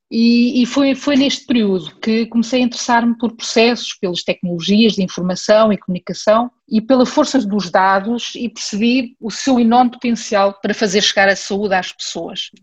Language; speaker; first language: Portuguese; early bilingual, heritage; Portuguese